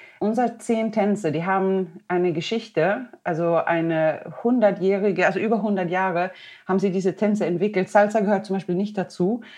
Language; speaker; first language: German; non-native, fluent; Swedish